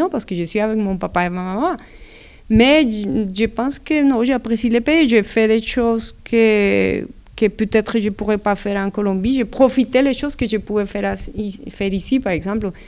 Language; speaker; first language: French; non-native, fluent; Spanish